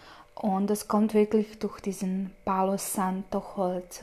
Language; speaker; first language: German; non-native, fluent; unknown